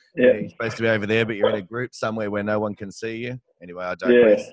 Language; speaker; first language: English; native; English